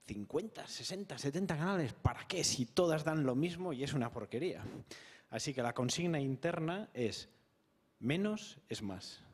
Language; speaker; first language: Spanish; native; Spanish